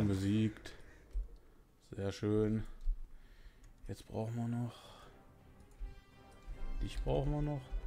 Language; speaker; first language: German; native; German